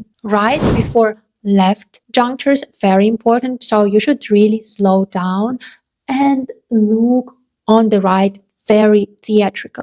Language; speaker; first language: English; non-native, fluent; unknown